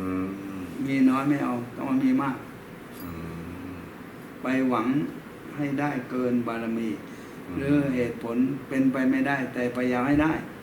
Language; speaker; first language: Thai; native; Thai